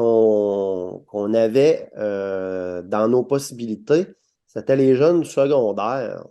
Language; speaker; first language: French; native; French